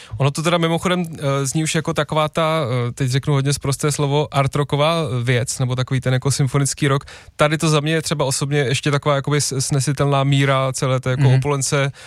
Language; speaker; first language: Czech; native; Czech